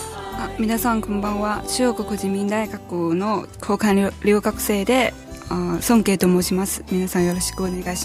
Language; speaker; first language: Japanese; non-native, fluent; Chinese